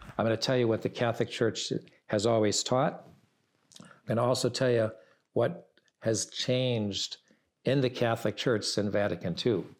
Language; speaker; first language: English; early bilingual, other home language; Italian